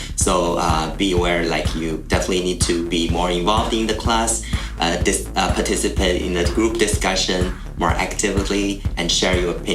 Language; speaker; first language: English; non-native, fluent; Chinese